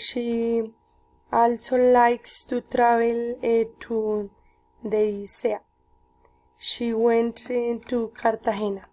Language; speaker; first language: English; non-native, learner; Spanish